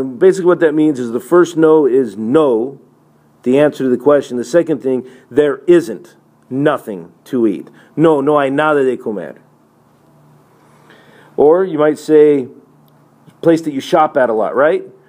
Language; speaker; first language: English; native; English